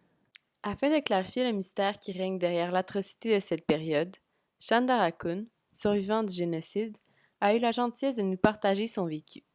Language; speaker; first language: French; native; French